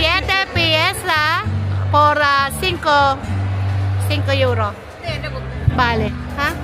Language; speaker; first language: Spanish; non-native, learner; Filipino